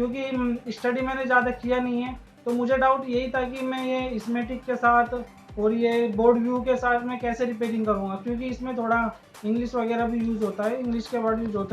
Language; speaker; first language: Hindi; native; Hindi